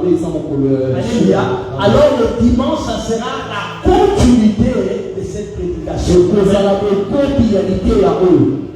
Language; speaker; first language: French; non-native, local second language; Lingala